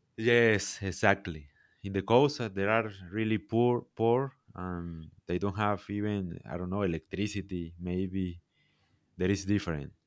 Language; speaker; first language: English; non-native, learner; Spanish